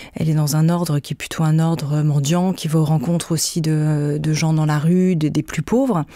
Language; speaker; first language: French; native; French